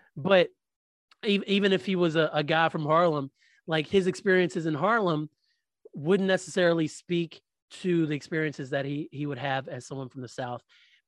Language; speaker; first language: English; native; English